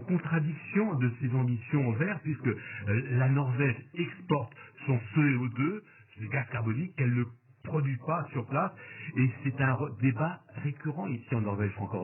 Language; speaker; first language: French; native; French